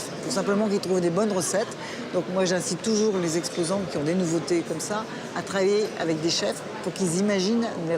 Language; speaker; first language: French; native; French